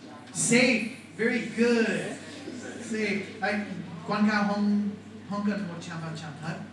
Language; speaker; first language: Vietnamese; non-native, fluent; English